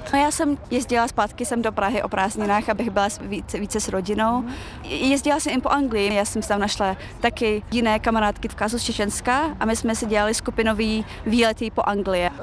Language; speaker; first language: Czech; early bilingual, other home language; Chechen